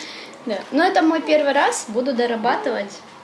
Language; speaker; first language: Russian; native; Russian